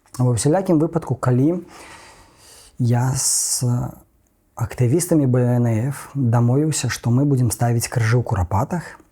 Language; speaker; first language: Belarusian; non-native, local second language; Russian